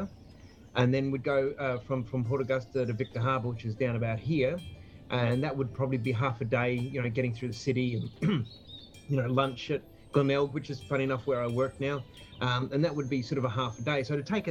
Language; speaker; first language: English; native; English